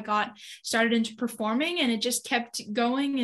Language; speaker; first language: English; native; English